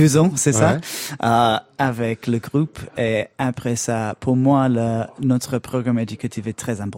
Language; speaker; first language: French; non-native, learner; English